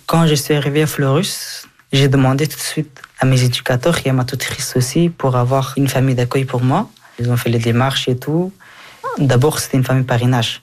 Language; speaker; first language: French; early bilingual, other home language; Persian